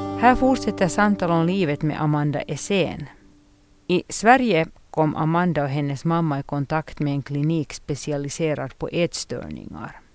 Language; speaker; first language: Swedish; native; Swedish